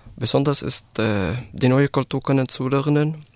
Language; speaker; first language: German; non-native, learner; Arabic